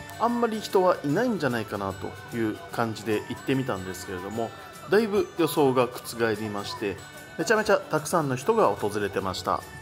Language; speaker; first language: Japanese; native; Japanese